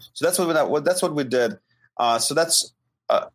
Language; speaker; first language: English; non-native, fluent; Ukrainian